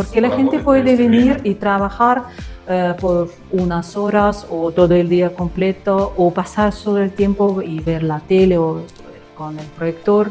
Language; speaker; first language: Spanish; non-native, learner; Russian